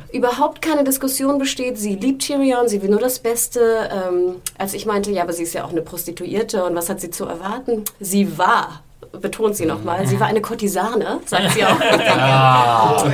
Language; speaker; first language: German; native; German